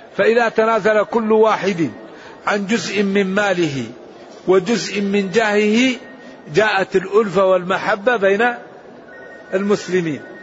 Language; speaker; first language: Arabic; native; Arabic